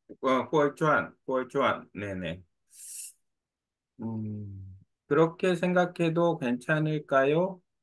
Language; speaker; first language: Vietnamese; non-native, learner; Korean